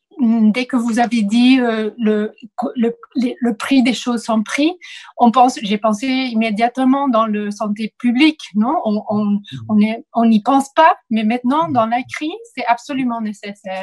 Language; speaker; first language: French; non-native, fluent; Spanish